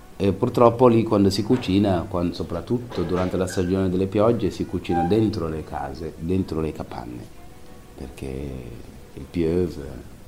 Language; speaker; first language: Italian; non-native, fluent; Wolof